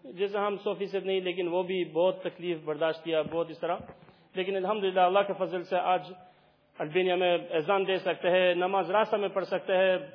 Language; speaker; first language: Urdu; non-native, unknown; Albanian